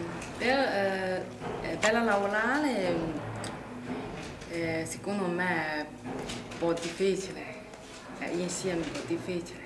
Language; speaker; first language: Italian; non-native, learner; Chinese